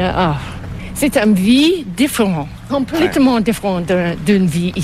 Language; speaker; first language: French; non-native, fluent; English